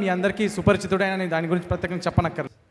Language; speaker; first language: Telugu; native; Telugu